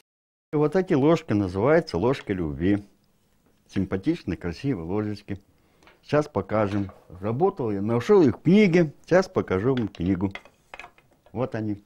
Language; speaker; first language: Russian; native; Russian